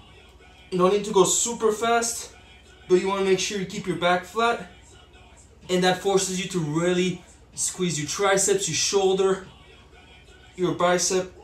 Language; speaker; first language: English; native; English